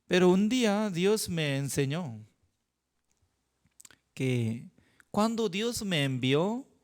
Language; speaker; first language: Spanish; non-native, learner; Korean